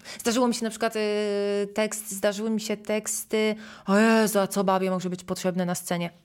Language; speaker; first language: Polish; native; Polish